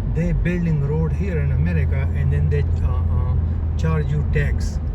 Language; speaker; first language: English; non-native, local second language; Hindi